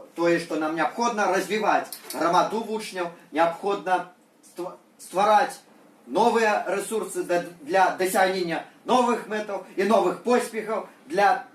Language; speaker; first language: Belarusian; non-native, local second language; Russian